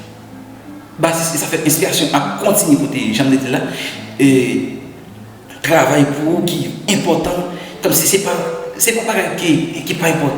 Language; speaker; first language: French; non-native, learner; Haitian Creole